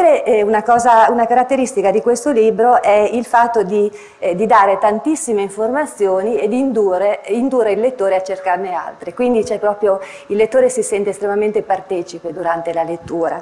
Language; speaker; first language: Italian; native; Italian